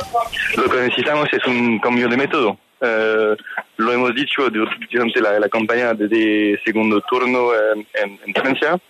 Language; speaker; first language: Spanish; non-native, fluent; French